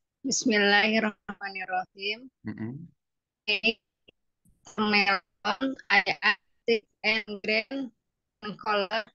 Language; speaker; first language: English; non-native, learner; Indonesian